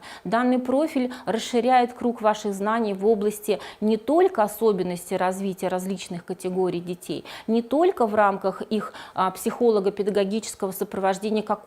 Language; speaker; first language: Russian; native; Russian